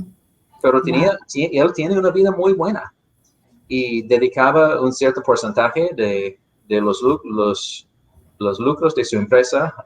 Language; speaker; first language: Spanish; non-native, fluent; English